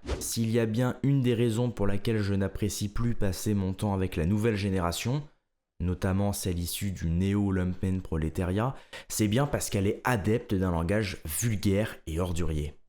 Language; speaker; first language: French; native; French